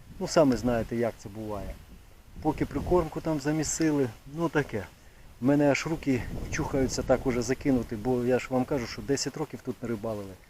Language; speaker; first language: Ukrainian; native; Ukrainian